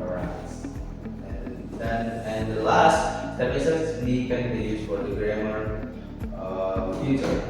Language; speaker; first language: English; non-native, learner; Indonesian